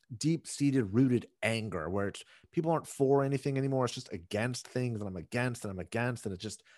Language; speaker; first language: English; native; English